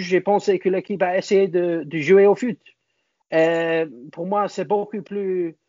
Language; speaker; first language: French; non-native, learner; English